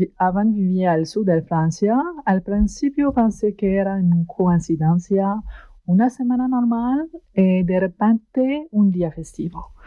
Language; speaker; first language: Spanish; non-native, fluent; French